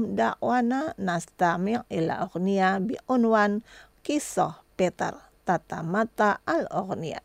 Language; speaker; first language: Arabic; non-native, fluent; Indonesian